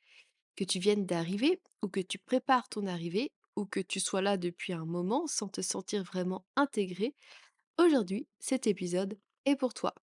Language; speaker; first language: French; native; French